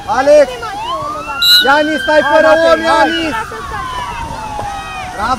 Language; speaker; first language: Romanian; native; Romanian